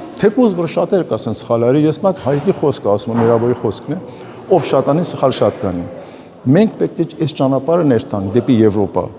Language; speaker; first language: Armenian; early bilingual, heritage; Armenian